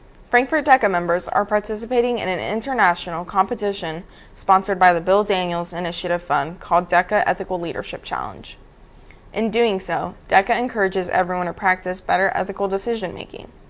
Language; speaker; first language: English; native; English